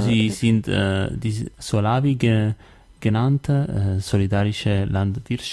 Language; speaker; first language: German; non-native, learner; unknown